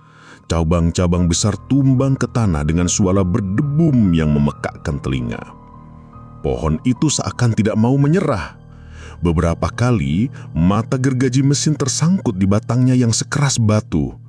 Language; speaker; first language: Indonesian; native; Indonesian